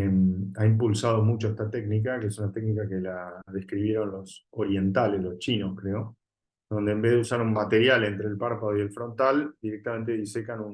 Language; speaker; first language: Spanish; native; Spanish